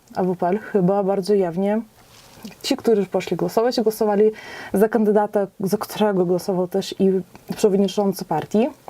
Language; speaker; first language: Polish; native; Polish